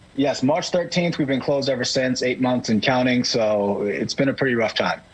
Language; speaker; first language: English; native; English